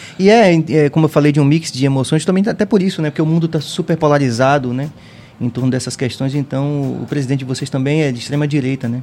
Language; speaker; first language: Portuguese; native; Portuguese